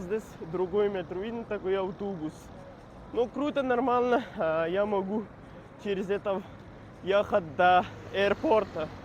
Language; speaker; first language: Russian; non-native, learner; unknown